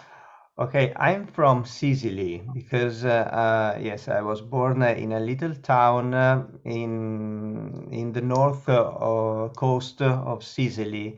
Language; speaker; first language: English; non-native, learner; Italian